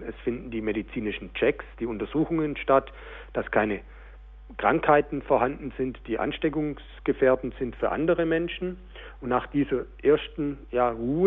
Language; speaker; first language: German; native; German